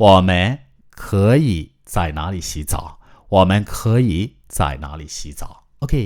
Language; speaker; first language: Chinese; non-native, fluent; Burmese